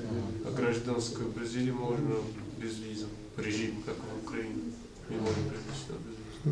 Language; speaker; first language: Russian; non-native, learner; Portuguese